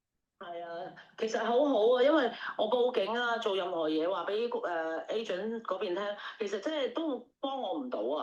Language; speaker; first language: Cantonese; native; Cantonese